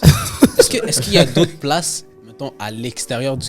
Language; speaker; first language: French; native; French